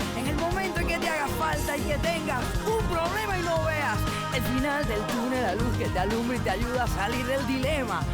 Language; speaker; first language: Spanish; native; Spanish